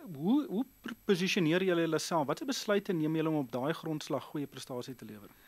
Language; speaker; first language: Afrikaans; native; Afrikaans